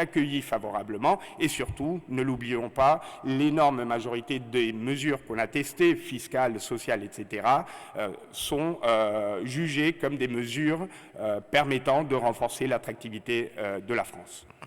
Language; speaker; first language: French; native; French